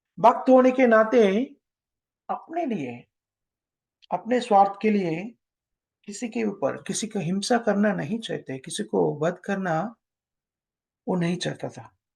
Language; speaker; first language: Hindi; non-native, local second language; Telugu